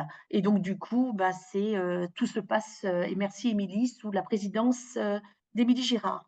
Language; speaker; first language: French; native; French